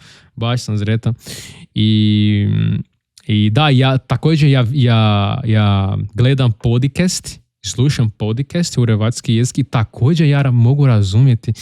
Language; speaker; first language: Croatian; non-native, learner; Portuguese